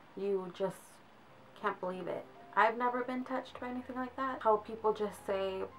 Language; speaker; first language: English; native; English